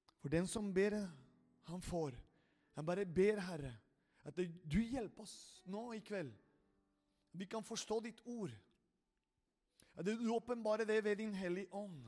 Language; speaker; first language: Norwegian; non-native, fluent; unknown